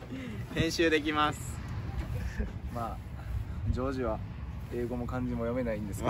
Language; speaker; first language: Japanese; native; Japanese